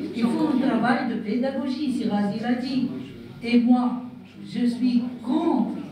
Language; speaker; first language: French; non-native, local second language; Arabic